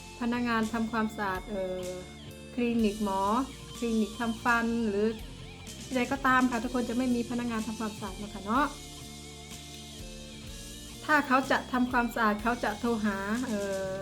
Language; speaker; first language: Thai; non-native, local second language; Northeastern Thai